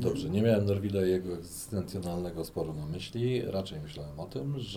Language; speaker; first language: Polish; native; Polish